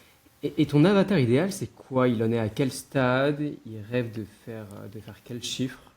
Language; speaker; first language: French; native; French